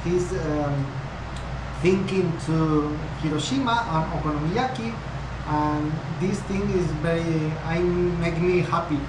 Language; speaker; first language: English; non-native, learner; Spanish